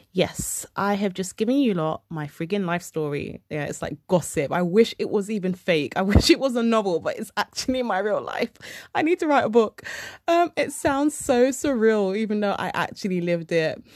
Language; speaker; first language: English; early bilingual, other home language; Yoruba